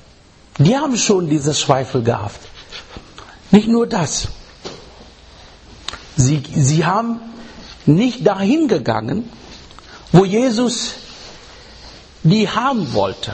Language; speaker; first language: German; non-native, fluent; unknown